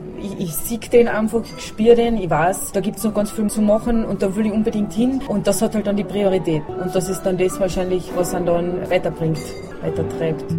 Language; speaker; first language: German; native; German